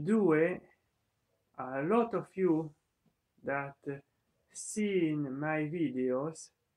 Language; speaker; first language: English; non-native, learner; Italian